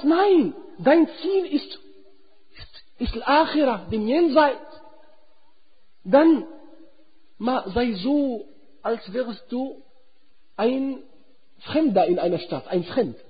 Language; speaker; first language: German; non-native, fluent; Arabic